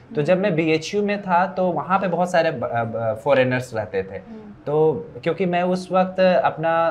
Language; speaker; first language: Hindi; native; Hindi